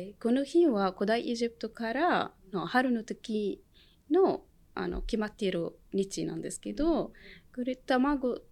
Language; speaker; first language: Japanese; non-native, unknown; Arabic